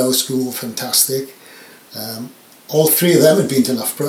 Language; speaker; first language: English; native; English